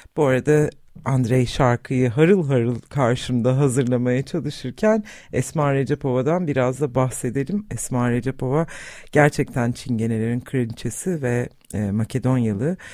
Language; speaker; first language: Turkish; native; Turkish